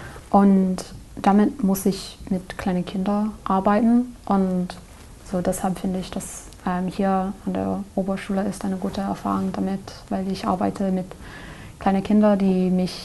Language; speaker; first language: German; non-native, learner; English